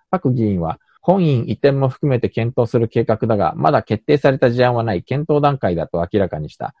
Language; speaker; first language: Japanese; native; Japanese